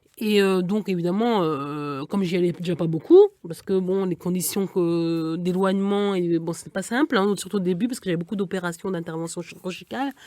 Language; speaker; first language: French; early bilingual, other home language; Igbo